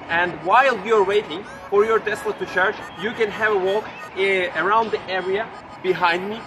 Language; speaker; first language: English; non-native, fluent; Ukrainian